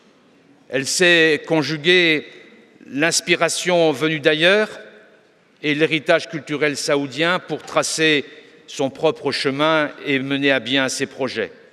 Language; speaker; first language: French; native; French